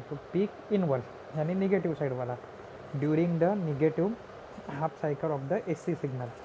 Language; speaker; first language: Hindi; non-native, local second language; Marathi